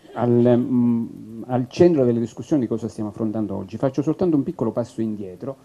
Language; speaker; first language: Italian; native; Italian